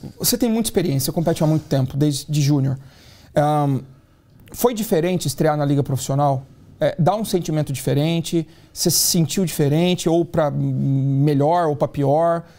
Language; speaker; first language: Portuguese; native; Portuguese